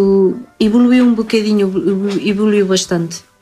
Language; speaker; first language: Portuguese; native; Portuguese